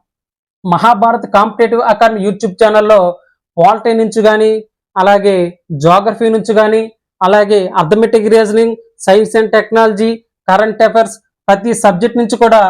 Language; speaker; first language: Telugu; native; Telugu